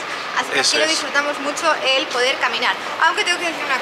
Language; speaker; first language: Spanish; native; Spanish